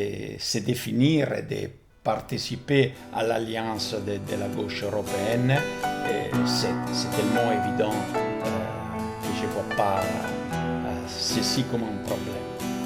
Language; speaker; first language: French; non-native, fluent; Italian